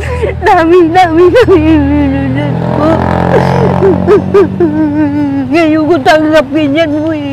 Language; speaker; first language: Filipino; non-native, learner; Vietnamese